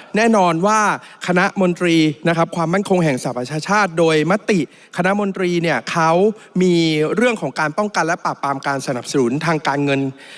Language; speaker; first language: Thai; native; Thai